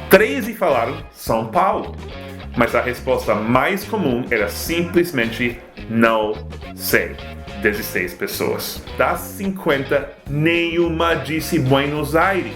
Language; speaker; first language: Portuguese; non-native, fluent; English